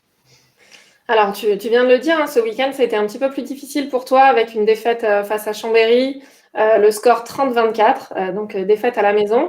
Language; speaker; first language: French; native; French